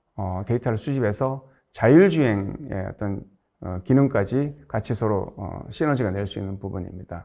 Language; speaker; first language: Korean; native; Korean